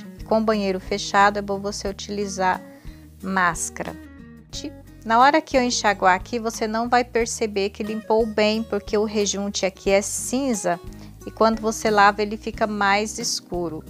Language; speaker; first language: Portuguese; native; Portuguese